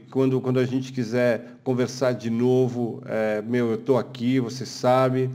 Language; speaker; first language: Portuguese; native; Portuguese